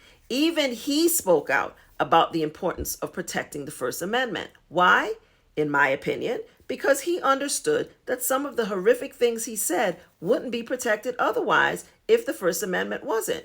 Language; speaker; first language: English; native; English